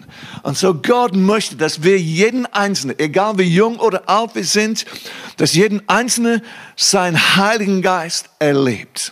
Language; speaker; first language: German; non-native, fluent; English